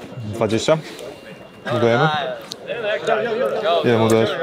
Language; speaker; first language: Polish; native; Polish